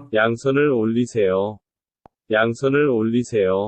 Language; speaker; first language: Korean; non-native, learner; Bangla